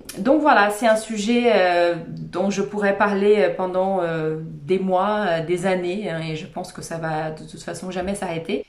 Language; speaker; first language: French; non-native, fluent; Portuguese